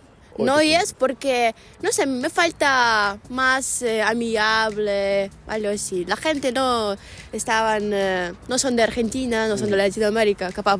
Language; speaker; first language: Spanish; non-native, learner; Ukrainian